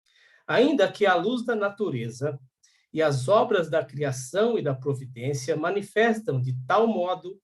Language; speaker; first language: Portuguese; native; Portuguese